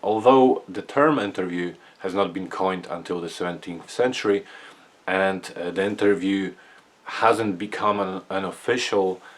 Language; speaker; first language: English; non-native, fluent; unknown